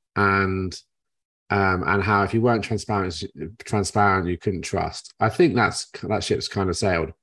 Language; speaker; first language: English; native; English